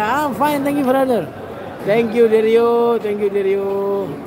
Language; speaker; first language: English; non-native, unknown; Indonesian